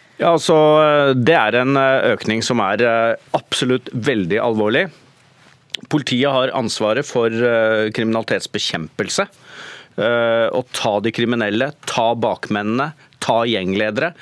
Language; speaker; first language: Norwegian; native; Norwegian